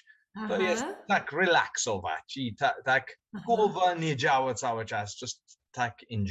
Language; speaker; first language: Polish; non-native, learner; English